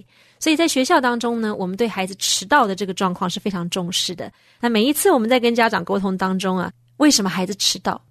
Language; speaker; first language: Chinese; native; Chinese